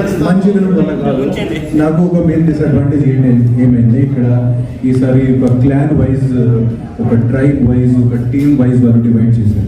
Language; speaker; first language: Telugu; non-native, fluent; Hindi